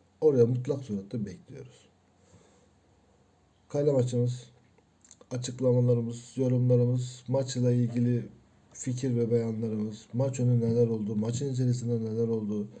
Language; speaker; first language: Turkish; native; Turkish